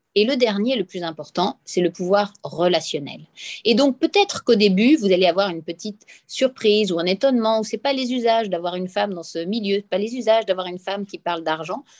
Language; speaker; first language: French; native; French